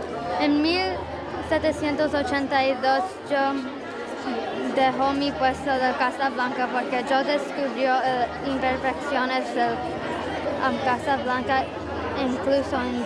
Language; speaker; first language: Spanish; non-native, learner; English